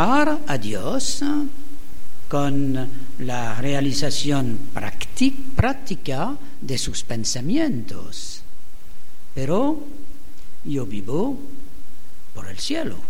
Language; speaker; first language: Spanish; non-native, learner; French